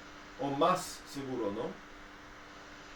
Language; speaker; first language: Spanish; non-native, fluent; English